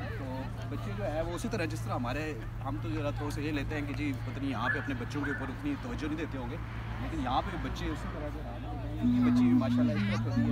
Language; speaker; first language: Urdu; non-native, local second language; Punjabi